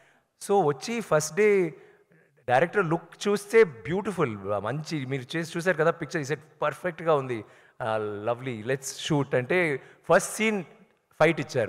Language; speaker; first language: Telugu; non-native, learner; Tamil